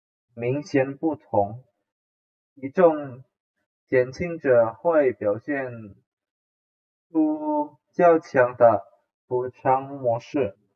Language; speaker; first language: Chinese; non-native, fluent; Indonesian